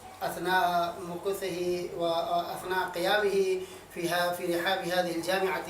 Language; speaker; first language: Arabic; non-native, fluent; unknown